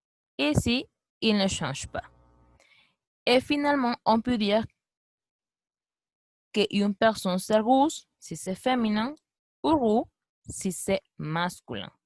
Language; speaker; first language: French; non-native, fluent; Spanish